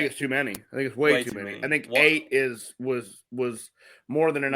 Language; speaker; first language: English; native; English